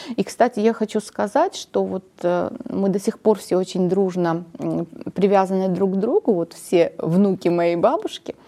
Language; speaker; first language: Russian; non-native, local second language; Armenian